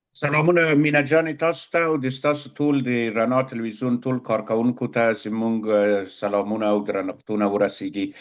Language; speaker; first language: Pashto; non-native, local second language; Persian